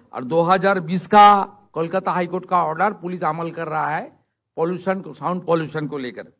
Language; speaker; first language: Hindi; non-native, local second language; Bangla